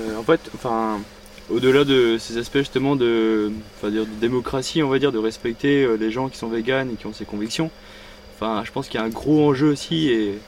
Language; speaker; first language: French; native; French